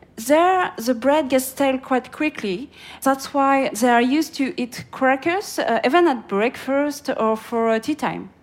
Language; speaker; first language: English; non-native, fluent; French